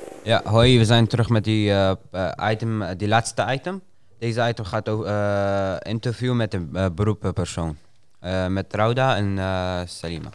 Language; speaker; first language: Dutch; early bilingual, other home language; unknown